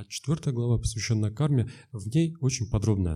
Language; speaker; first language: Russian; native; Russian